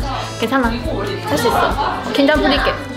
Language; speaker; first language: Korean; non-native, fluent; Chinese